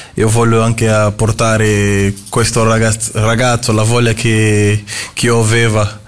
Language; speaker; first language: Italian; non-native, fluent; Portuguese